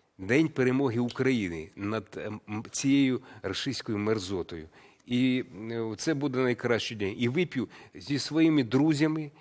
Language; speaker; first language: Ukrainian; native; Ukrainian